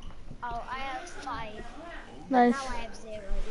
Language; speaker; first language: English; native; English